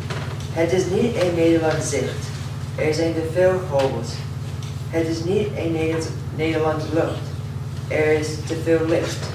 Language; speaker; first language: Dutch; non-native, learner; English